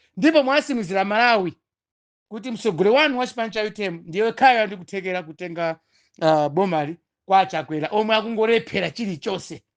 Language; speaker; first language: Nyanja; non-native, local second language; Tumbuka